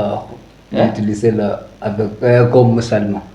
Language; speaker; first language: French; non-native, learner; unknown